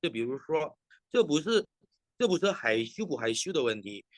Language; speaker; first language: Chinese; non-native, fluent; Indonesian